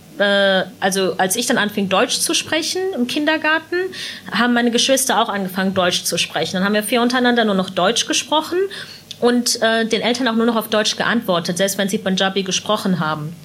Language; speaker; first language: German; early bilingual, other home language; Punjabi